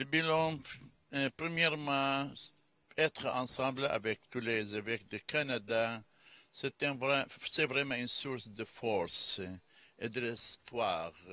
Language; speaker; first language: French; non-native, fluent; English